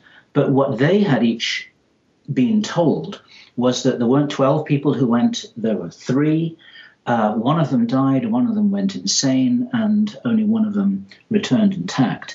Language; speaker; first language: English; native; English